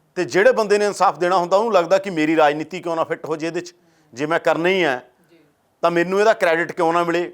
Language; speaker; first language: Punjabi; native; Punjabi